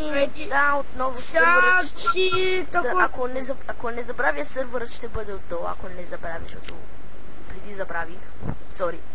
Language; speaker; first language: Bulgarian; native; Bulgarian